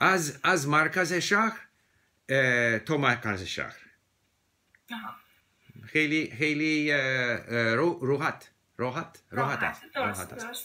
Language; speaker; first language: Persian; non-native, learner; English